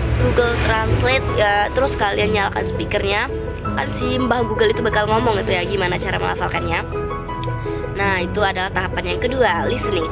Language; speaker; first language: Indonesian; native; Indonesian